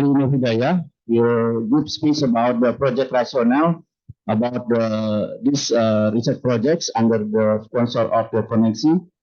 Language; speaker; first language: English; non-native, fluent; Indonesian